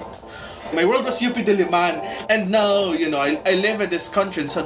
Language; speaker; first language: English; non-native, local second language; Bikol